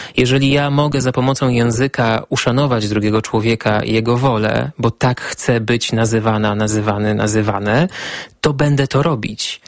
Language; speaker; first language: Polish; native; Polish